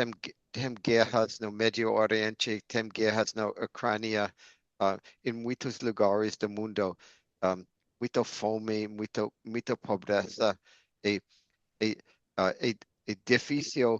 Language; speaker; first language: Portuguese; non-native, learner; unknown